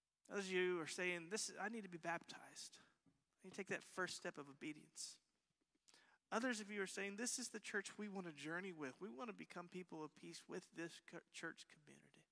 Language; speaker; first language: English; native; English